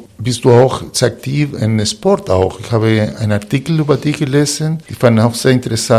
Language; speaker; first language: German; non-native, fluent; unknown